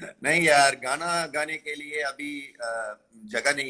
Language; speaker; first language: Hindi; non-native, local second language; Tamil